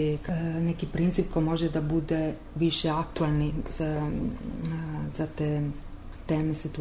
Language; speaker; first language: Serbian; non-native, learner; Italian